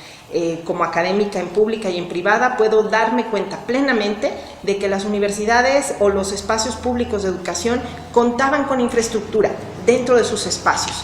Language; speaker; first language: Spanish; native; Spanish